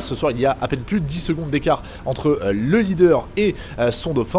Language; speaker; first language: French; native; French